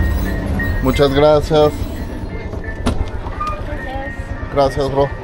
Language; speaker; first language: Spanish; non-native, fluent; French